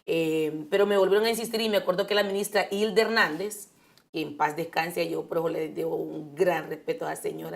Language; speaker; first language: Spanish; native; Spanish